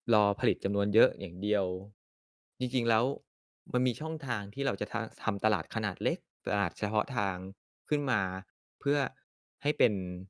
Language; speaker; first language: Thai; native; Thai